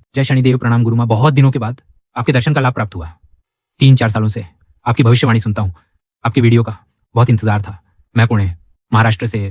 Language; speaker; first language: Hindi; non-native, local second language; Gujarati